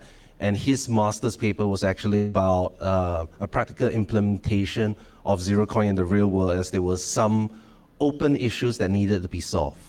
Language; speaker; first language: English; non-native, local second language; Cantonese